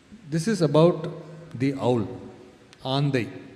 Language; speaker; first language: English; non-native, local second language; Tamil